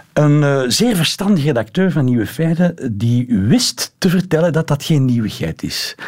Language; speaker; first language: Dutch; native; Dutch